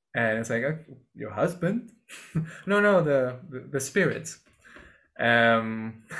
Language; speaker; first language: English; non-native, fluent; Spanish